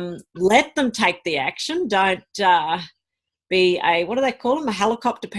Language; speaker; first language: English; native; English